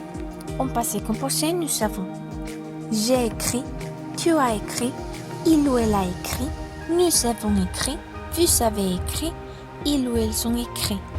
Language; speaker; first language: French; non-native, fluent; Spanish